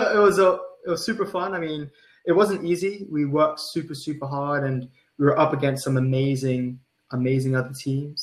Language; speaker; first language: English; non-native, local second language; Cantonese